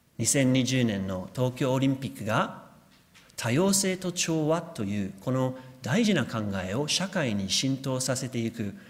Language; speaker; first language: Japanese; non-native, fluent; English